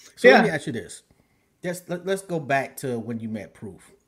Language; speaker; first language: English; native; English